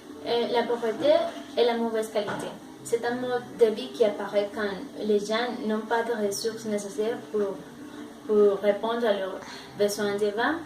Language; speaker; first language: French; non-native, learner; Spanish